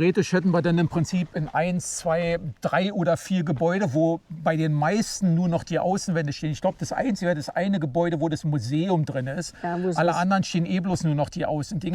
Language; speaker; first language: German; native; German